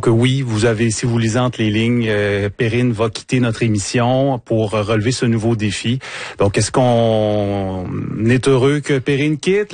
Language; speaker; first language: French; native; French